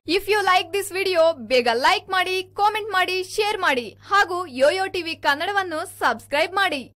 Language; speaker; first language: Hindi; non-native, local second language; Punjabi